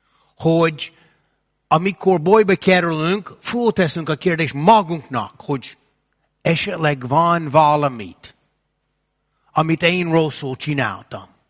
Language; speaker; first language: Hungarian; non-native, fluent; English